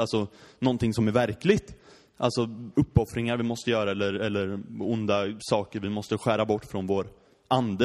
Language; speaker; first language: Swedish; native; Swedish